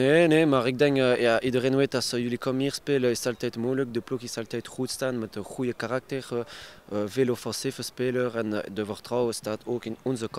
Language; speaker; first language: Dutch; non-native, learner; French